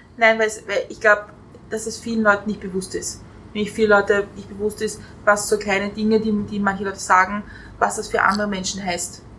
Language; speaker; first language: German; native; German